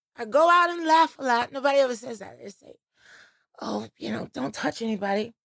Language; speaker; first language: English; native; English